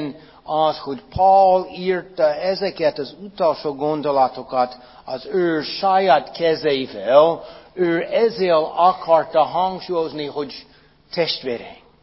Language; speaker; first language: Hungarian; non-native, fluent; English